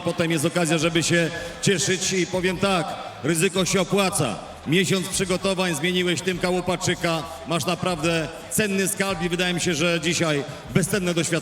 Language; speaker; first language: Polish; native; Polish